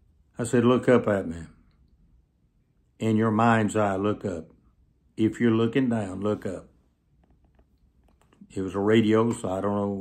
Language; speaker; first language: English; native; English